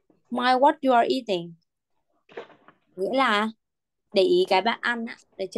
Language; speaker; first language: Vietnamese; native; Vietnamese